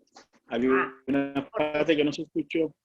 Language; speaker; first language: Spanish; native; Spanish